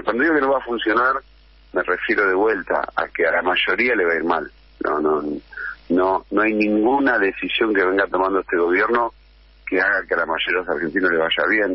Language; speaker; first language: Spanish; native; Spanish